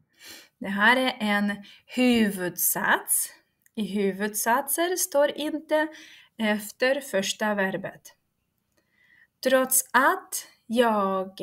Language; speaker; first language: Swedish; non-native, fluent; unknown